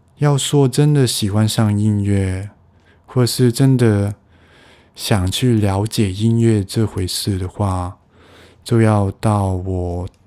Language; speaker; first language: Chinese; non-native, local second language; Cantonese